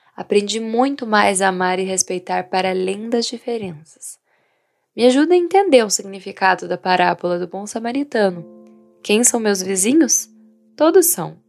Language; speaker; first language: Portuguese; non-native, fluent; Vietnamese